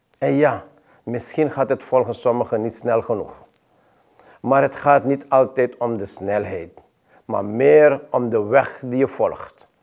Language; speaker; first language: Dutch; native; Dutch